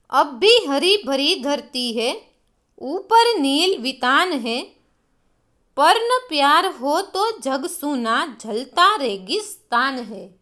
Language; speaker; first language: Hindi; non-native, local second language; Gujarati